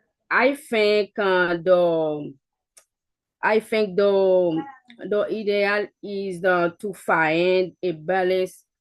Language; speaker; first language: English; non-native, learner; Haitian Creole